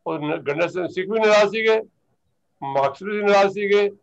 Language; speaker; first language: Hindi; non-native, local second language; Punjabi